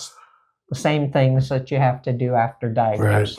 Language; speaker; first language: English; native; English